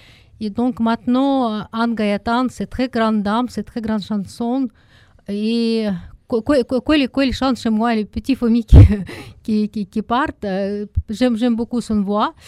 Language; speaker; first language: French; non-native, learner; Russian